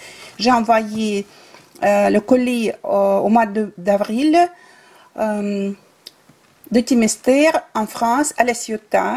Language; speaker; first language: French; non-native, fluent; Russian